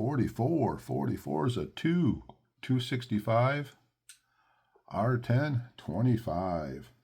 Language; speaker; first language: English; native; English